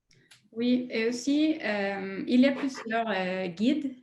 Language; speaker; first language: French; non-native, fluent; Spanish